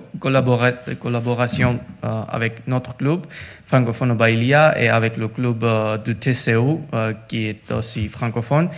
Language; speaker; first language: French; non-native, learner; Georgian